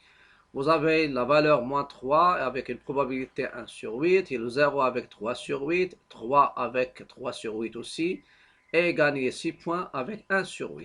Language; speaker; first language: French; non-native, local second language; Arabic